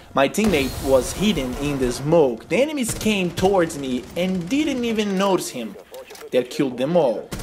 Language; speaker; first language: English; non-native, fluent; Portuguese